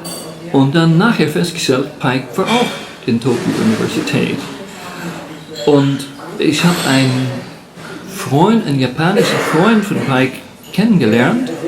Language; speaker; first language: German; non-native, fluent; English